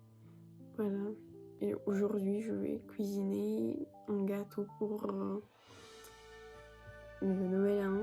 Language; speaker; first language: French; non-native, fluent; Russian